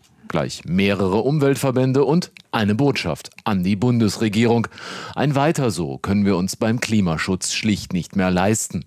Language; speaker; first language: German; native; German